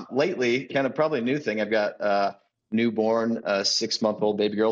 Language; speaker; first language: English; native; English